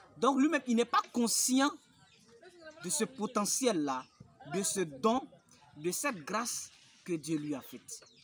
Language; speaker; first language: French; native; French